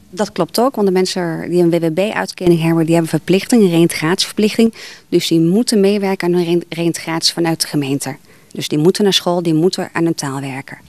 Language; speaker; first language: Dutch; early bilingual, other home language; Turkish